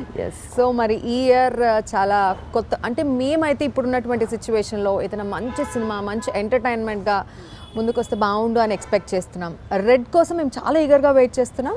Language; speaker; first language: Telugu; native; Telugu